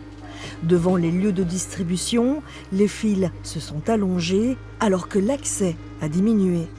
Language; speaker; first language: French; native; French